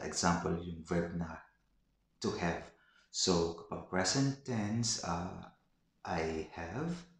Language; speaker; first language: English; non-native, local second language; Filipino